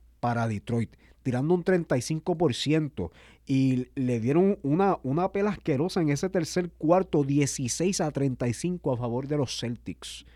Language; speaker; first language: Spanish; native; Spanish